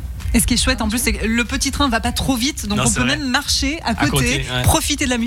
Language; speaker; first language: French; native; French